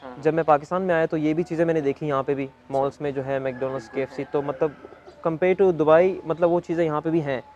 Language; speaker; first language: Urdu; native; Urdu